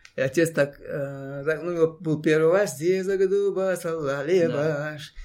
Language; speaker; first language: Russian; non-native, local second language; Chechen